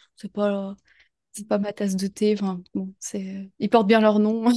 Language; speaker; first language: French; native; French